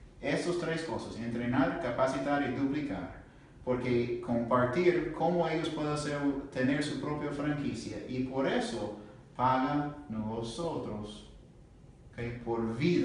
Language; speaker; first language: Spanish; non-native, learner; English